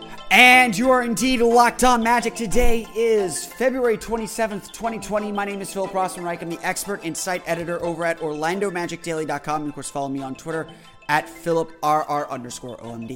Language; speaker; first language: English; native; English